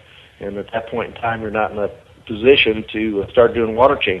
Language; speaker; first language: English; native; English